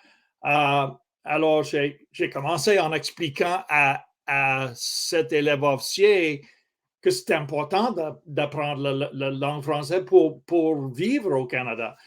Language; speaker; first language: French; non-native, local second language; English